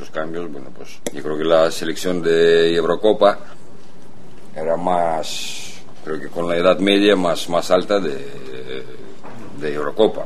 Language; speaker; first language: Spanish; non-native, fluent; Russian